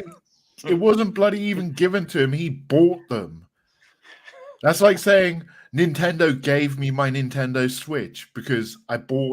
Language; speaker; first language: English; native; English